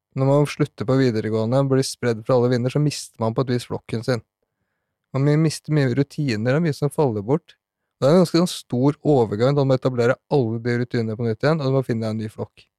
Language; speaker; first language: Norwegian; native; Norwegian